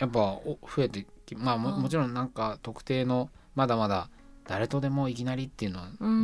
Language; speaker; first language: Japanese; native; Japanese